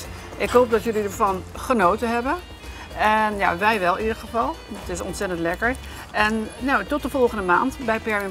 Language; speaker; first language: Dutch; native; Dutch